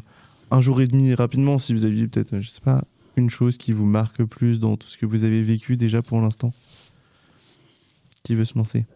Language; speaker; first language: French; native; French